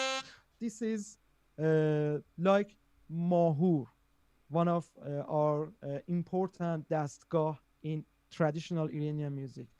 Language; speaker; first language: English; non-native, learner; Persian